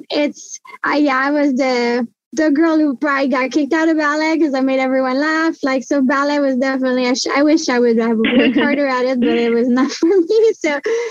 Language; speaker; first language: English; non-native, fluent; French